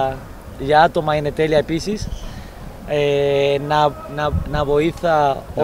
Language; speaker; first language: Greek; non-native, learner; Spanish